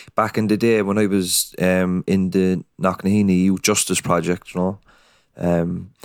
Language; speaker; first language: English; native; English